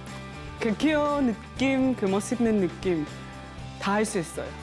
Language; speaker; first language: Korean; non-native, learner; Vietnamese